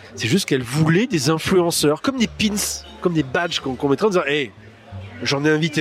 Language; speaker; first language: French; native; French